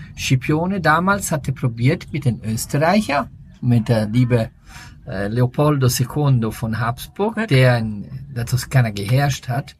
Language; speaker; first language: German; early bilingual, other home language; Italian